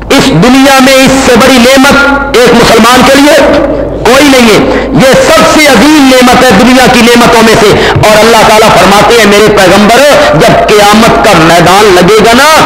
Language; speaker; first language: Urdu; non-native, local second language; Punjabi